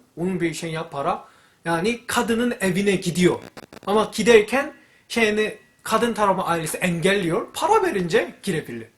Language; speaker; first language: Turkish; non-native, fluent; Korean